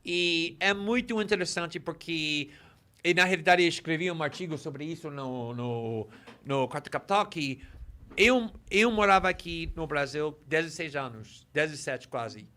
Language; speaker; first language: Portuguese; non-native, fluent; English